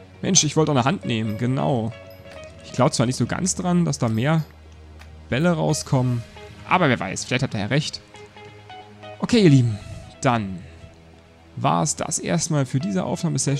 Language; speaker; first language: German; native; German